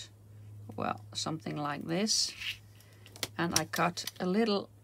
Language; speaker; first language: English; non-native, fluent; Dutch